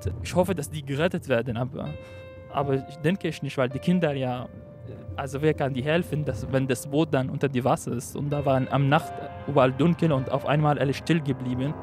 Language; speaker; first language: German; non-native, learner; Arabic